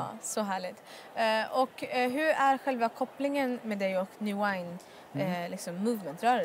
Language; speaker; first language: Swedish; native; Swedish